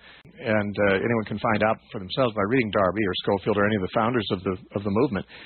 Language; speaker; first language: English; native; English